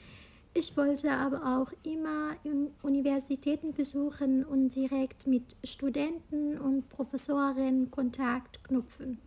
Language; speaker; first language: German; non-native, fluent; Arabic